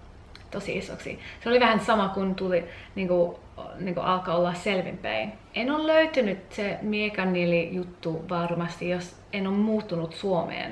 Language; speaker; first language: Finnish; non-native, learner; English